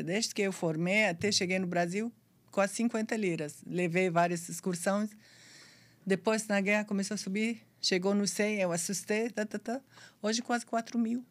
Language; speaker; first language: Portuguese; non-native, fluent; Arabic